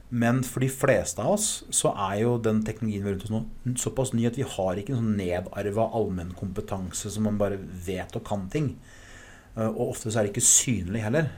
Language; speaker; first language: Norwegian; early bilingual, other home language; English